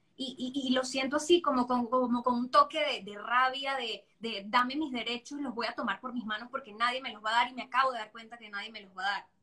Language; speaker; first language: Spanish; native; Spanish